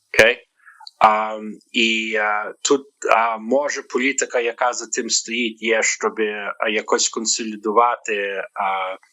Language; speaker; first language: Ukrainian; early bilingual, heritage; Ukrainian